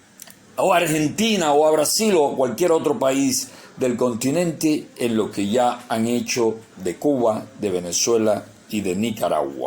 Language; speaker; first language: Spanish; native; Spanish